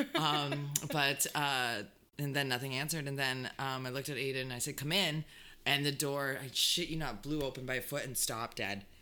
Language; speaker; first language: English; native; English